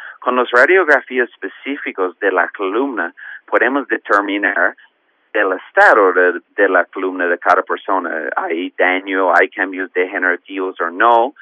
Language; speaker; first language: Spanish; non-native, fluent; English